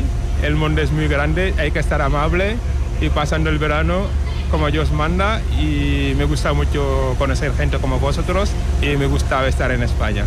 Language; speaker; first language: Spanish; non-native, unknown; Wolof